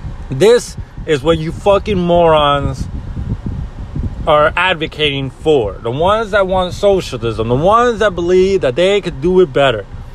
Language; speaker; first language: English; early bilingual, other home language; Spanish